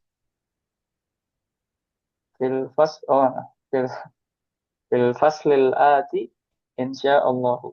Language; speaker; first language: Arabic; non-native, learner; Indonesian